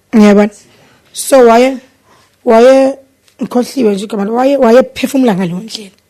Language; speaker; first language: Zulu; native; Zulu